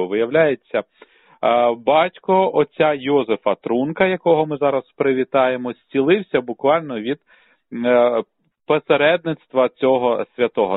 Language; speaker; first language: Ukrainian; native; Ukrainian